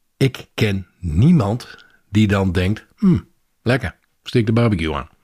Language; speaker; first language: Dutch; native; Dutch